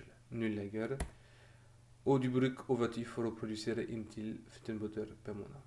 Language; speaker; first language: Norwegian; non-native, learner; French